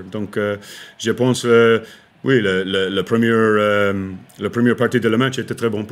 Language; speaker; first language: French; non-native, learner; English